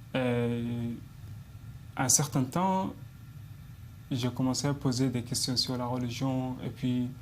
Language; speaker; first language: French; non-native, fluent; Arabic